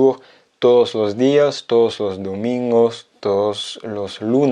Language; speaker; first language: Spanish; non-native, fluent; French